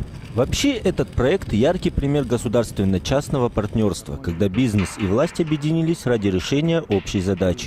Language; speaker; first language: Russian; native; Russian